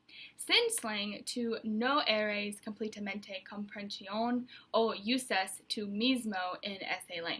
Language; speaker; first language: Spanish; non-native, learner; English